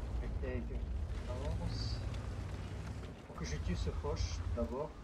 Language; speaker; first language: French; non-native, learner; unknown